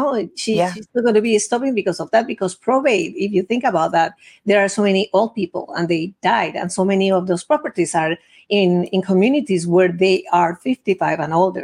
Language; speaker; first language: English; non-native, fluent; Spanish